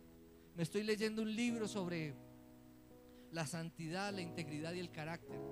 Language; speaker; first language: Spanish; native; Spanish